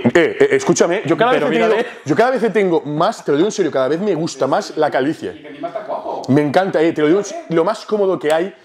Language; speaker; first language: Spanish; native; Spanish